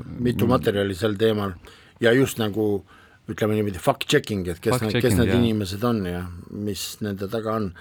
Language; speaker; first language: Estonian; non-native, local second language; Russian